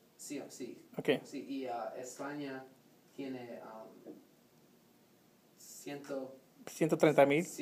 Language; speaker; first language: Spanish; non-native, learner; English